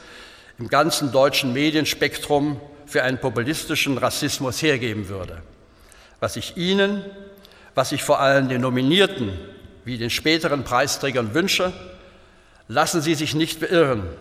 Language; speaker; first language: German; native; German